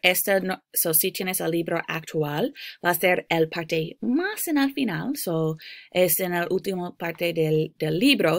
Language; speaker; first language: Spanish; non-native, fluent; English